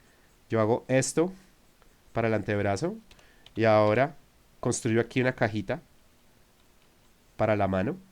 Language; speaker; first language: Spanish; native; Spanish